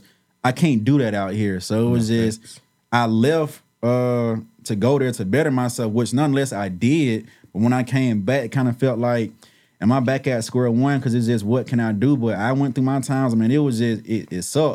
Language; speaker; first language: English; native; English